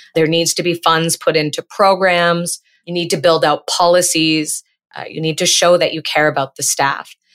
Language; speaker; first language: English; native; English